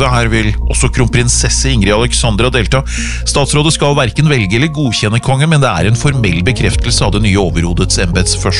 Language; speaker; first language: Norwegian; native; Norwegian